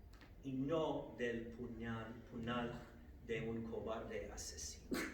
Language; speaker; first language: Spanish; non-native, fluent; English